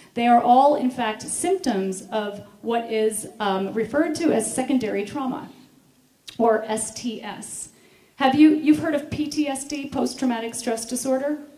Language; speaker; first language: English; native; English